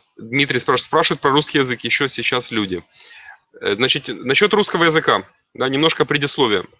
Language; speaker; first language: Russian; native; Russian